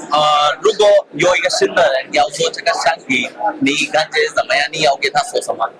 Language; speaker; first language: Chinese; non-native, learner; Hindi